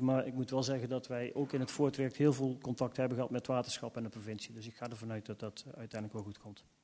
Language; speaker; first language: Dutch; native; Dutch